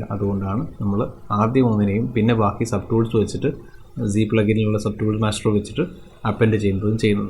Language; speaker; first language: Malayalam; native; Malayalam